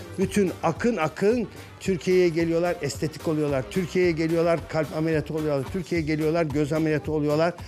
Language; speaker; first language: Turkish; native; Turkish